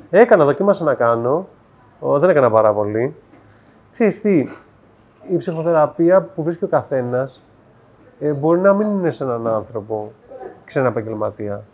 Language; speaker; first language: Greek; native; Greek